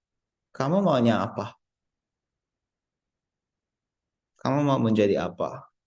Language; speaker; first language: Indonesian; non-native, fluent; Japanese